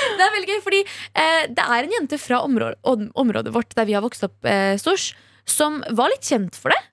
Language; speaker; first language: Norwegian; early bilingual, other home language; Kurdish